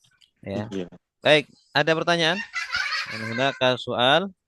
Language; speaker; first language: Indonesian; native; Indonesian